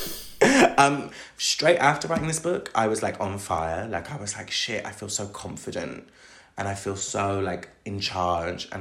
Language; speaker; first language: English; native; English